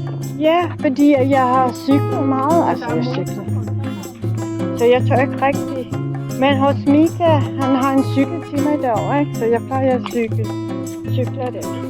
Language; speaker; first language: Danish; non-native, fluent; Filipino